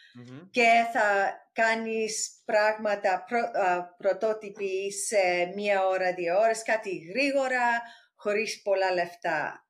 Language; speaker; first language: Greek; early bilingual, heritage; English